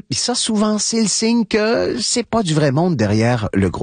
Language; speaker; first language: French; native; French